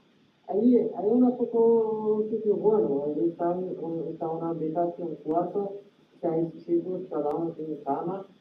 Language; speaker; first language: Spanish; non-native, learner; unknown